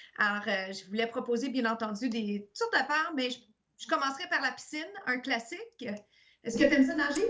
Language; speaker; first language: French; early bilingual, other home language; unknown